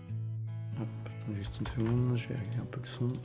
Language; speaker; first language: French; native; French